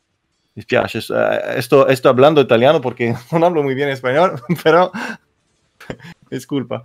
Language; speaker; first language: Italian; non-native, learner; French